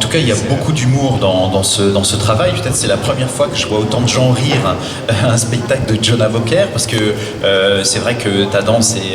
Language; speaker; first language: French; native; French